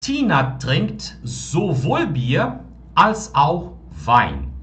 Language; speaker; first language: German; non-native, fluent; Portuguese